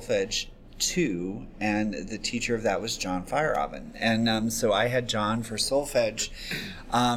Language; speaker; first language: English; native; English